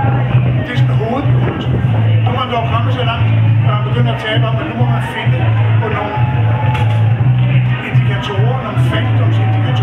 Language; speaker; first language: Danish; native; Danish